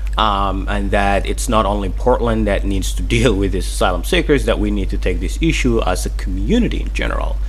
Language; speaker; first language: English; non-native, fluent; Somali